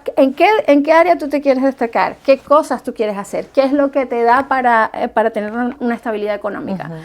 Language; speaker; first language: Spanish; native; Spanish